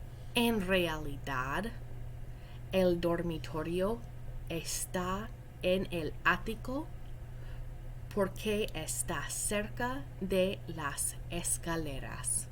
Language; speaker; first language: Spanish; non-native, fluent; English